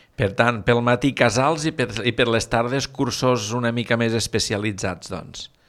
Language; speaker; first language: Catalan; native; Catalan